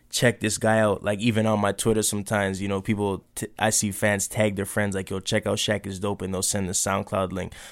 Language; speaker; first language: English; native; English